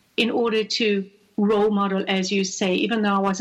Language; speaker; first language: English; native; English